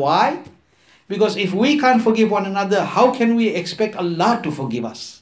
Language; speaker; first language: English; early bilingual, other home language; Urdu